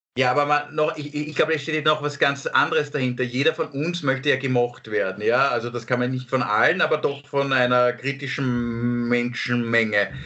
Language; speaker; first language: German; native; German